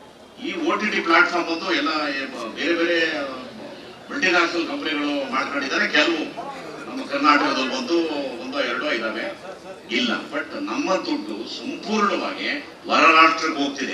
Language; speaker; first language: Kannada; native; Kannada